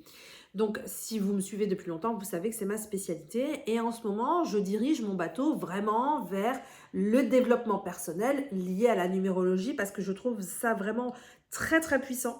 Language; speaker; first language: French; native; French